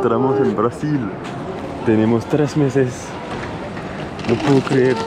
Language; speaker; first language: Spanish; non-native, fluent; French